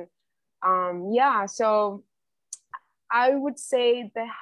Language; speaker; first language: English; native; English